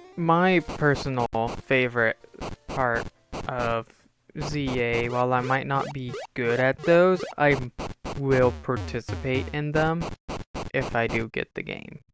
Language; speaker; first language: English; native; English